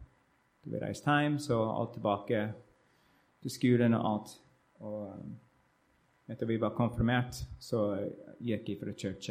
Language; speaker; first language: Norwegian; non-native, learner; English